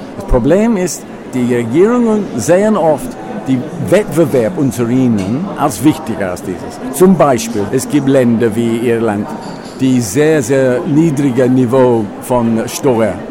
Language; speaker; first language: German; non-native, fluent; English